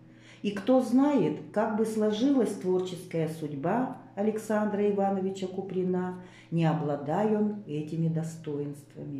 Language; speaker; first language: Russian; native; Russian